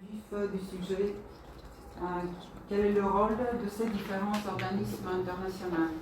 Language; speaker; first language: French; non-native, fluent; Bulgarian